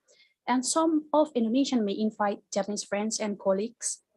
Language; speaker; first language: English; non-native, fluent; Indonesian